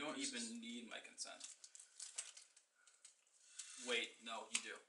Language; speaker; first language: English; native; English